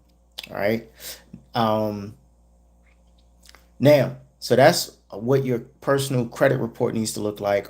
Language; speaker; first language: English; native; English